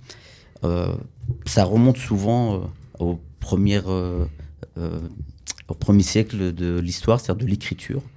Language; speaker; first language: French; early bilingual, other home language; Kurdish